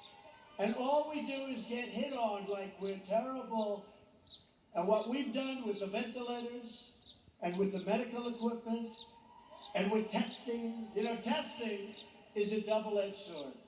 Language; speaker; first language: English; native; English